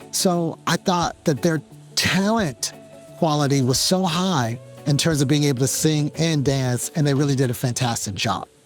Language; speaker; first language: English; native; English